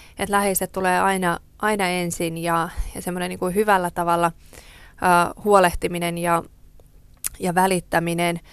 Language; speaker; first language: Finnish; early bilingual, other home language; Persian